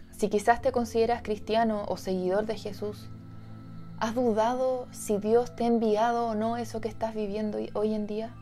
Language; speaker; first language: Spanish; native; Spanish